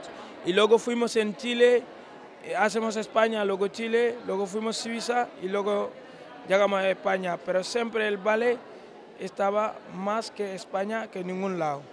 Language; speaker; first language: Spanish; non-native, learner; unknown